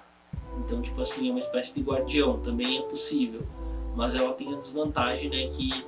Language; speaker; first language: Portuguese; native; Portuguese